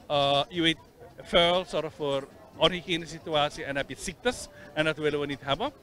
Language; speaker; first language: Dutch; native; Dutch